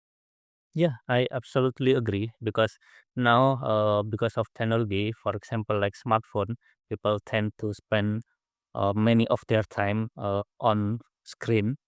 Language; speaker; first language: English; non-native, learner; Indonesian